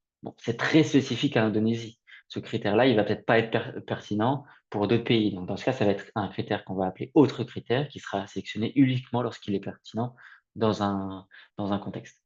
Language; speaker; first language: French; native; French